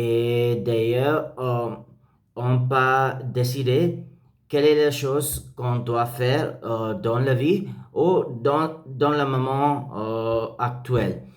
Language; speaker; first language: French; non-native, learner; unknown